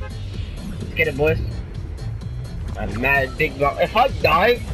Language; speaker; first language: English; native; English